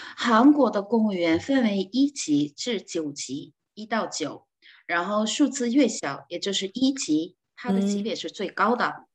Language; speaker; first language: Chinese; non-native, fluent; Korean